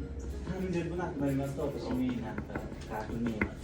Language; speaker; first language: Japanese; non-native, learner; Bangla